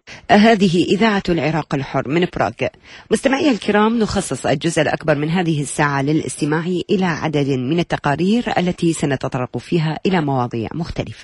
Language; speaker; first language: Arabic; native; Arabic